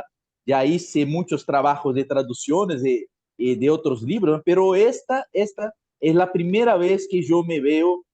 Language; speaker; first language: Spanish; non-native, fluent; Portuguese